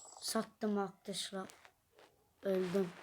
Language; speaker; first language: Turkish; early bilingual, heritage; Dutch